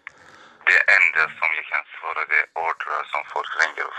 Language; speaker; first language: Swedish; non-native, learner; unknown